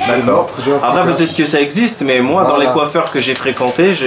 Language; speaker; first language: French; native; French